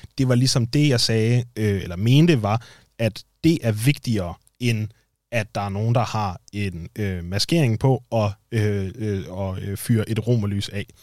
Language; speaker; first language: Danish; native; Danish